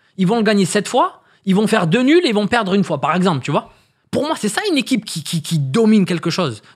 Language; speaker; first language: French; native; French